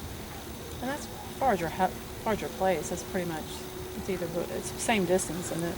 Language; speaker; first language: English; native; English